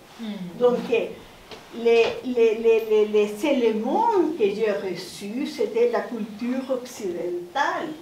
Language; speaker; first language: French; non-native, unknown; Spanish